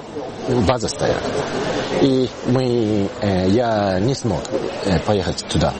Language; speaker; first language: Russian; non-native, learner; Japanese